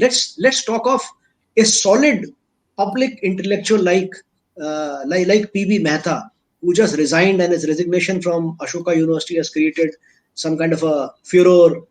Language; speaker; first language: English; non-native, local second language; Hindi